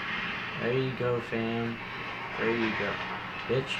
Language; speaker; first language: English; native; English